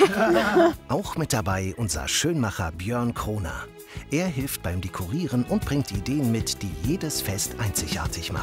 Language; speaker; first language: German; native; German